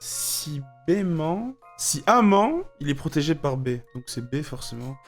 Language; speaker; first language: French; native; French